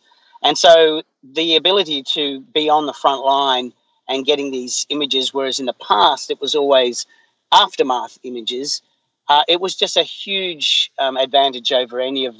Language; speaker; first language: English; native; English